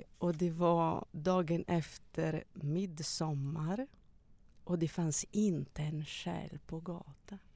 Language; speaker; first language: Swedish; non-native, fluent; Italian